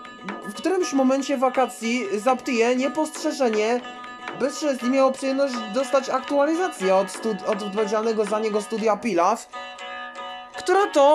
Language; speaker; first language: Polish; native; Polish